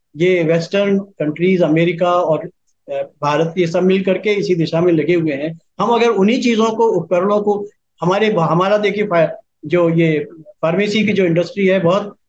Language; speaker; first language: Hindi; native; Hindi